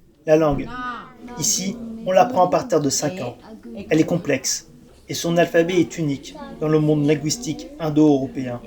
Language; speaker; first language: French; native; French